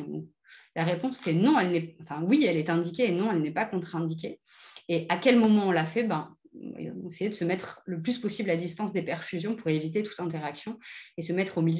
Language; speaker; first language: French; native; French